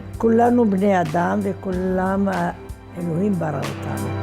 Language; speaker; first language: Hebrew; non-native, fluent; Arabic